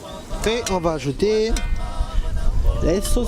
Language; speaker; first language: French; non-native, local second language; Malagasy